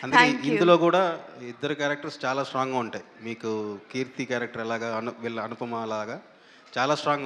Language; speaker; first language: Telugu; native; Telugu